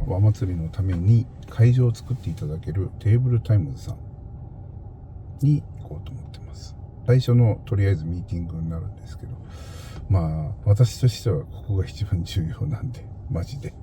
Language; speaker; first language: Japanese; native; Japanese